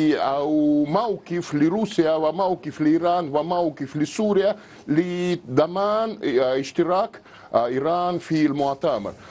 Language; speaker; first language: Arabic; non-native, learner; Russian